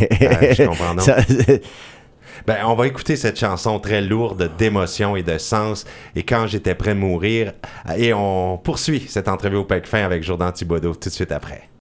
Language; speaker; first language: French; native; French